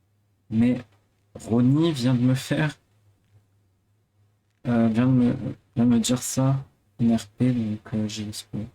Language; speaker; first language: French; native; French